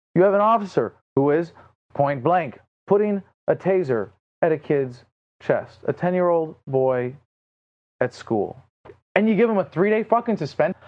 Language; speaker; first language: English; native; English